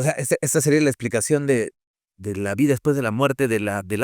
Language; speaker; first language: Spanish; native; Spanish